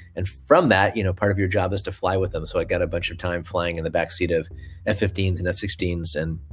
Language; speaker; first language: English; native; English